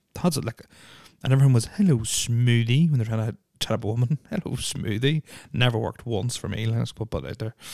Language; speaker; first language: English; native; English